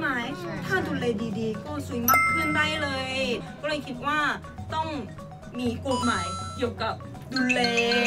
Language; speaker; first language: Thai; non-native, learner; Korean